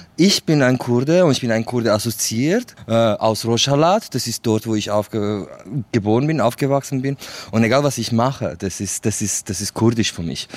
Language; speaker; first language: German; non-native, fluent; Kurdish